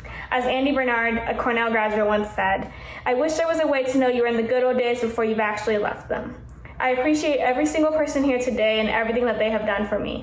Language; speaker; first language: English; early bilingual, other home language; Vietnamese